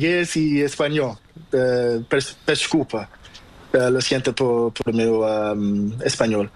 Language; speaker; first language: Spanish; non-native, learner; Portuguese